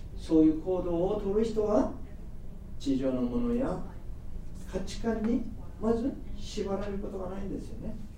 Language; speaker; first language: Japanese; non-native, fluent; Korean